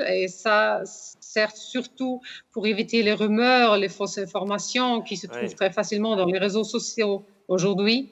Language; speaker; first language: French; non-native, fluent; Portuguese